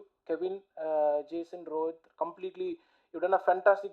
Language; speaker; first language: Tamil; native; Tamil